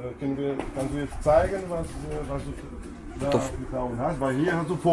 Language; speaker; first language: German; non-native, fluent; Polish